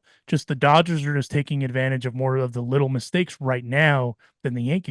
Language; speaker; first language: English; native; English